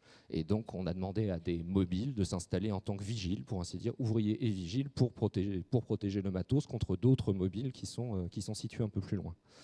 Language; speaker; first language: French; native; French